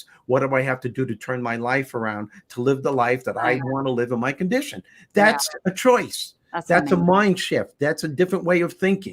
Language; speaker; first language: English; native; English